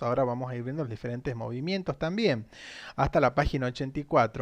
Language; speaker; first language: Spanish; native; Spanish